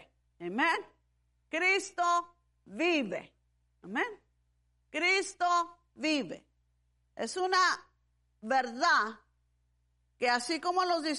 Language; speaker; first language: Spanish; early bilingual, heritage; Spanish